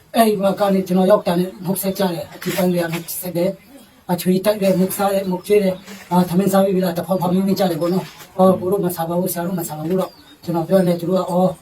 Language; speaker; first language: Burmese; non-native, local second language; Tedim Chin